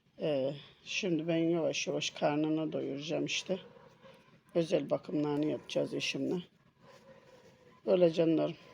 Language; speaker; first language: Turkish; native; Turkish